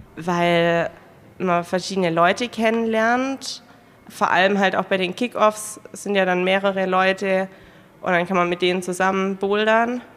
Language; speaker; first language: German; native; German